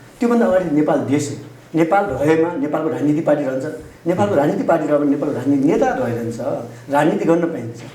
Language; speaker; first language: Nepali; native; Nepali